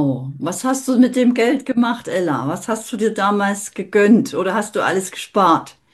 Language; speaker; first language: German; native; German